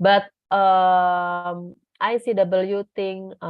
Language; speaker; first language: English; non-native, learner; Indonesian